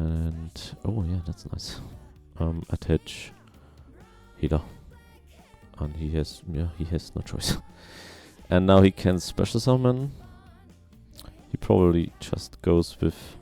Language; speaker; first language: English; non-native, fluent; German